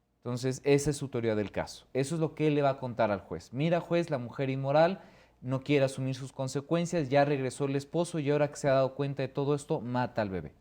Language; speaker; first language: Spanish; native; Spanish